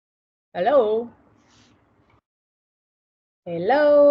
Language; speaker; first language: English; non-native, learner; Vietnamese